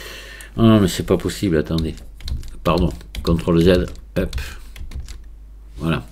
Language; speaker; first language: French; native; French